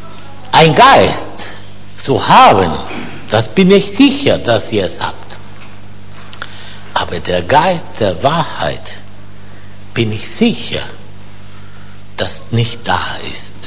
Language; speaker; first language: German; non-native, fluent; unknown